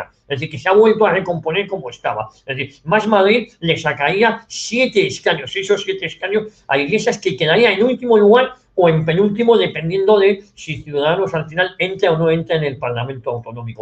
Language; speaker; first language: Spanish; native; Spanish